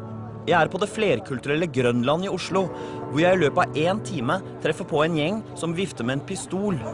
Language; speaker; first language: Norwegian; native; Norwegian